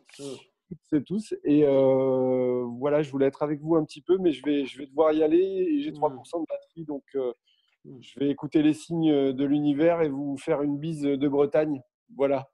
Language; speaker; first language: French; native; French